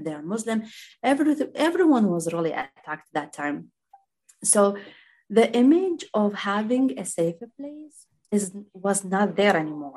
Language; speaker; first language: English; non-native, fluent; Arabic